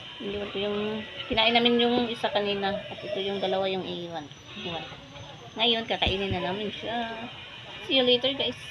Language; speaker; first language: Filipino; non-native, local second language; Cebuano